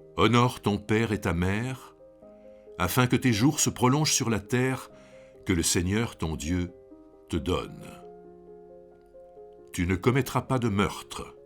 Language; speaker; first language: French; native; French